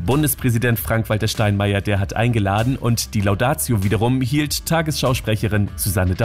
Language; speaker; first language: German; native; German